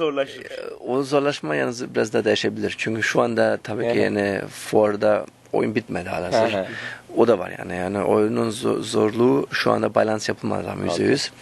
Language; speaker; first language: Turkish; early bilingual, heritage; Turkish